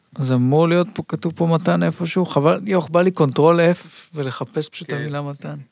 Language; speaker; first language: Hebrew; native; Hebrew